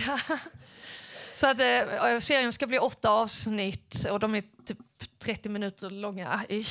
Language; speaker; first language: Swedish; native; Swedish